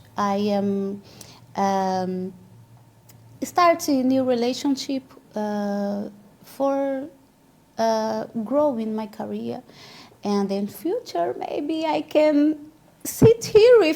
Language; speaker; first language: English; non-native, learner; Portuguese